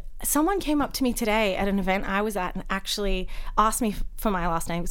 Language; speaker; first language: English; native; English